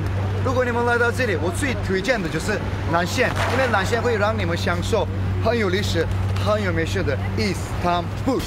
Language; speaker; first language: Chinese; non-native, fluent; Turkish